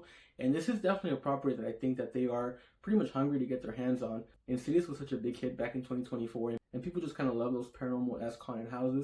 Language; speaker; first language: English; native; English